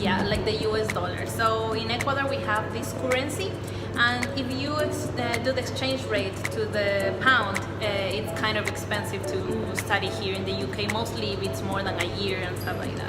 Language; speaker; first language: English; non-native, fluent; Spanish